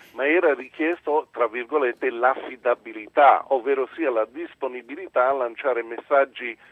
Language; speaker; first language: Italian; early bilingual, other home language; English